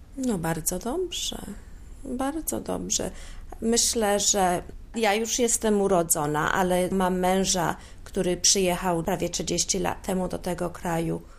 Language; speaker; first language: Polish; early bilingual, heritage; Polish